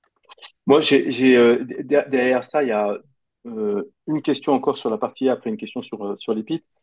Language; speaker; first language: French; native; French